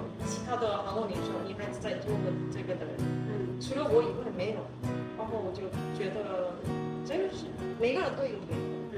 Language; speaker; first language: Chinese; non-native, learner; Korean